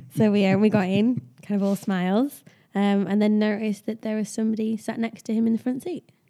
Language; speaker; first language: English; native; English